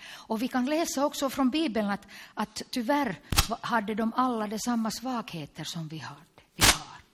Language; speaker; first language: Swedish; non-native, local second language; Finnish